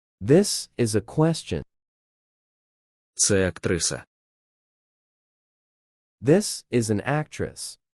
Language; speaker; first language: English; non-native, fluent; Ukrainian